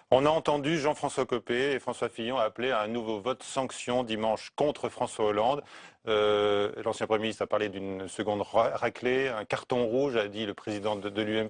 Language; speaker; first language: French; native; French